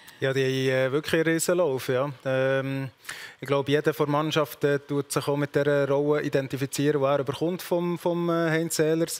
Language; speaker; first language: German; native; German